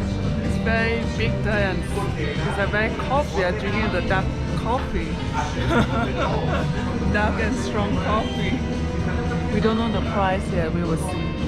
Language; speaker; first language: English; non-native, fluent; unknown